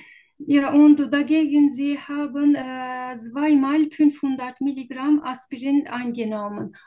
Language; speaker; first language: German; non-native, learner; Turkish